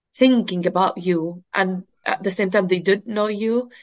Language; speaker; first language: English; non-native, fluent; Arabic